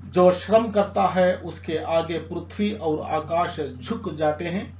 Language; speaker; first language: Hindi; non-native, local second language; Telugu